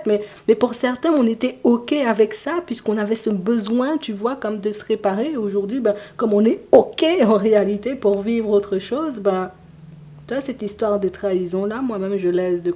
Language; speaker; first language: French; native; French